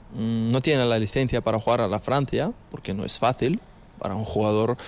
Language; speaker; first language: Spanish; non-native, fluent; Ukrainian